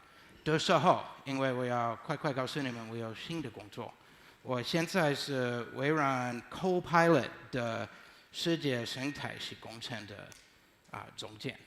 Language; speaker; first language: Chinese; non-native, learner; English